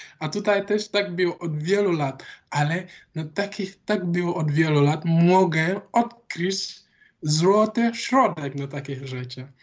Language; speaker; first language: Polish; non-native, learner; Wolof